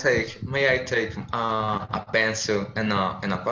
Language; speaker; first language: English; non-native, learner; Portuguese